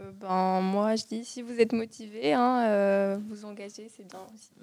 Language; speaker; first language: French; native; French